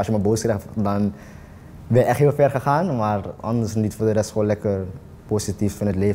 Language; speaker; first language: Dutch; native; Dutch